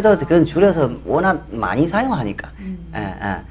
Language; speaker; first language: Korean; non-native, fluent; Chinese